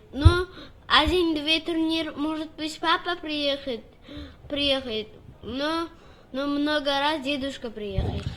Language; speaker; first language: Russian; non-native, local second language; Uzbek